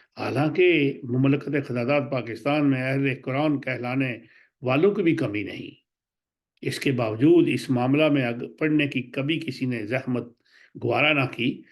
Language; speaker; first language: Urdu; non-native, local second language; Pahari-Potwari